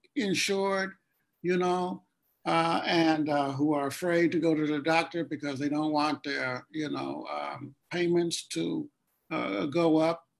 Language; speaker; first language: English; native; English